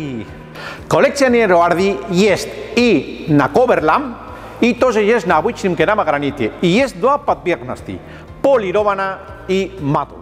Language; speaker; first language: Russian; non-native, learner; Spanish